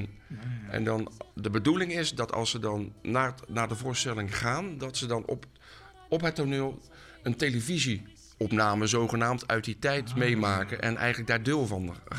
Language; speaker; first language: Dutch; native; Dutch